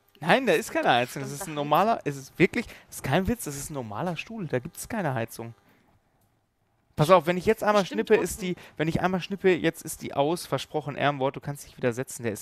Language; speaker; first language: German; native; German